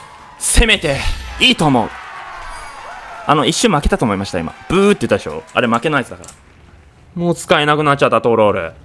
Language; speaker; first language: Japanese; native; Japanese